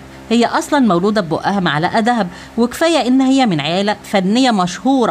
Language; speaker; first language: Arabic; native; Arabic